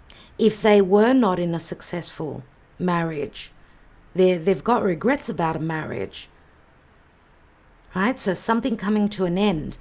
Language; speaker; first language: English; native; English